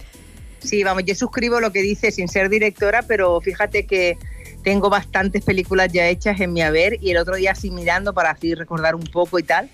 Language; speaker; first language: Spanish; native; Spanish